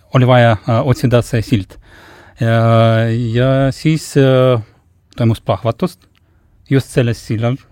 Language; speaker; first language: Estonian; non-native, local second language; Russian